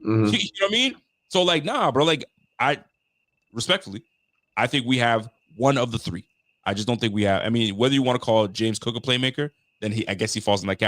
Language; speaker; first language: English; native; English